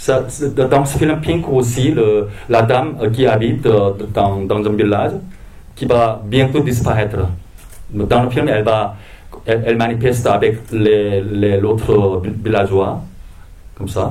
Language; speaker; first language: French; non-native, fluent; Korean